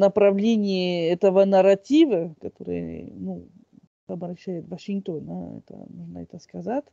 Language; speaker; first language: Russian; non-native, fluent; French